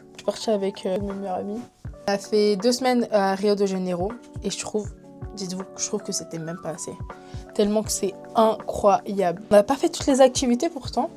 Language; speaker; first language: French; early bilingual, other home language; Spanish